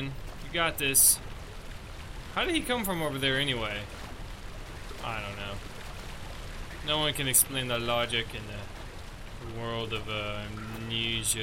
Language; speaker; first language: English; native; English